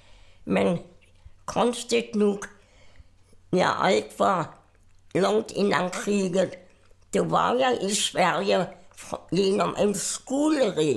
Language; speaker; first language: Swedish; non-native, fluent; German